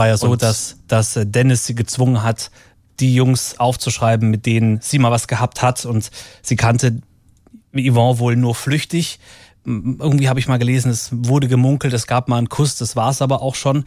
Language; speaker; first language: German; native; German